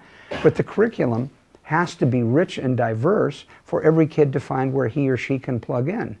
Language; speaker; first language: English; native; English